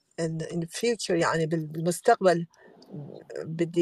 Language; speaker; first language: Arabic; non-native, learner; Persian